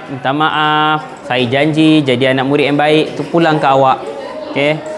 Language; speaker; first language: Malay; native; Malay